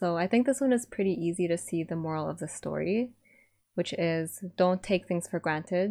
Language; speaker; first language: English; non-native, local second language; Iloko